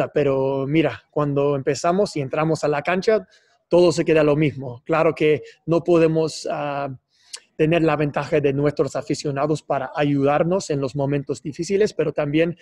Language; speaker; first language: Spanish; non-native, fluent; English